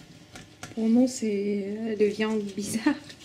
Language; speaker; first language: French; non-native, learner; Russian